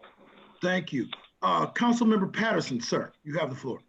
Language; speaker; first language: English; native; English